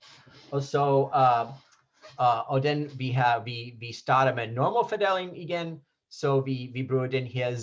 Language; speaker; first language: Danish; non-native, fluent; English